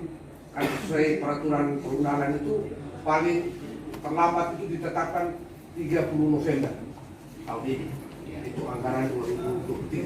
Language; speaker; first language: Indonesian; native; Indonesian